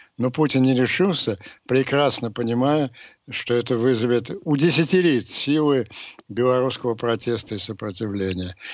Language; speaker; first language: Russian; native; Russian